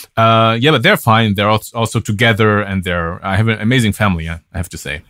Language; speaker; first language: English; non-native, fluent; German